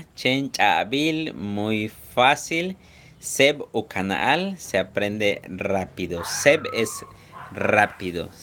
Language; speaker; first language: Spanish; non-native, local second language; Yucateco